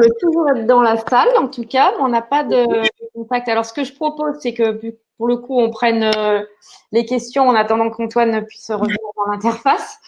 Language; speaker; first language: French; native; French